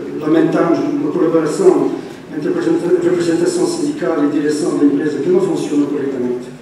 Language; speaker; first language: Portuguese; non-native, fluent; Italian